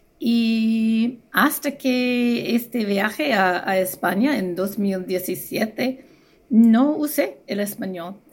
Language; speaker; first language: Spanish; non-native, fluent; English